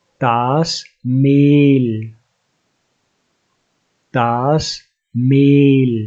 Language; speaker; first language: German; native; German